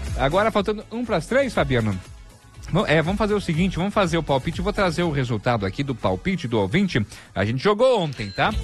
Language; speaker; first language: Portuguese; native; Portuguese